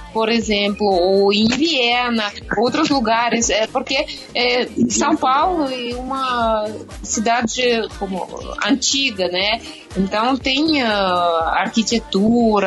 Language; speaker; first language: Portuguese; non-native, learner; Russian